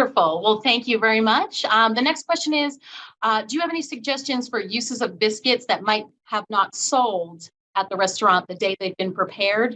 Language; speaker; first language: English; native; English